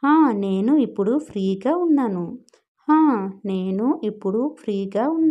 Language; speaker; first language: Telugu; non-native, local second language; Odia